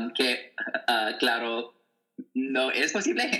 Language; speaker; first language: Spanish; non-native, fluent; English